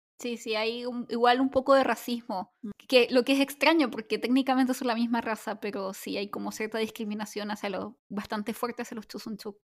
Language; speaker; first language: Spanish; native; Spanish